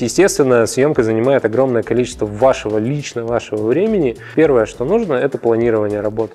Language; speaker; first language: Russian; native; Russian